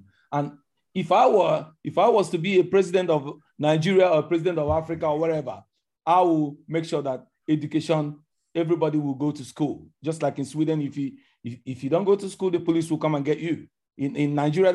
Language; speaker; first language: English; non-native, local second language; Igbo